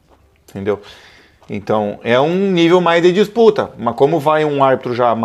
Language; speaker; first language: Portuguese; native; Portuguese